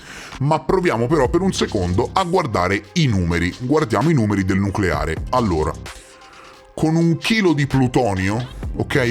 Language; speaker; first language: Italian; native; Italian